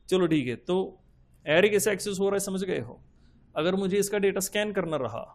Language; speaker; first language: Hindi; non-native, local second language; Marathi